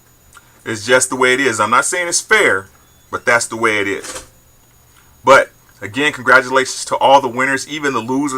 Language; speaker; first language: English; native; English